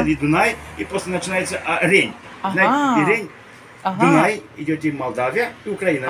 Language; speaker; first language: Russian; non-native, learner; Romanian